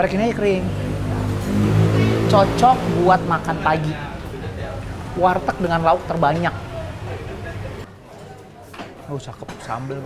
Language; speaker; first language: Indonesian; native; Indonesian